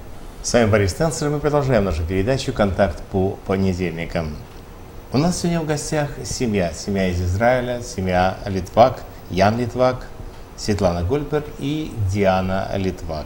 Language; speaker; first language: Russian; native; Russian